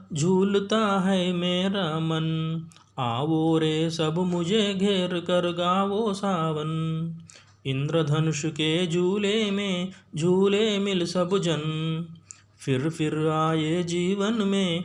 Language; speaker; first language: Hindi; non-native, local second language; Telugu